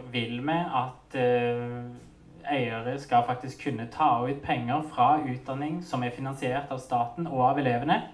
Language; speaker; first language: Norwegian; native; Norwegian